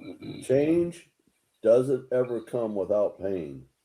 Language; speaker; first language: English; native; English